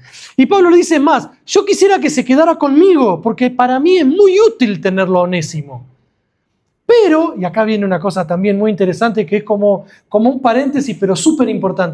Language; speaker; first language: Spanish; native; Spanish